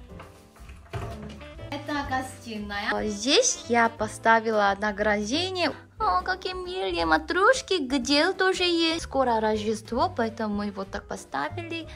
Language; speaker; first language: Russian; non-native, learner; Korean